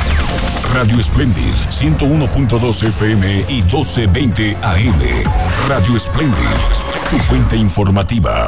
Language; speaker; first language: Spanish; native; Spanish